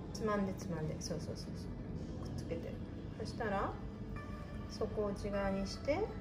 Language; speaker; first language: Japanese; native; Japanese